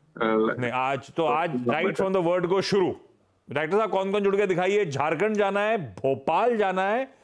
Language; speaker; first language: Hindi; native; Hindi